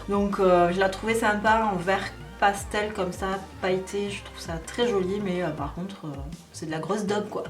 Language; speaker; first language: French; native; French